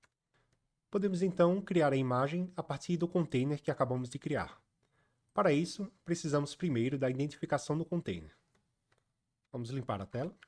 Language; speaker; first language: Portuguese; native; Portuguese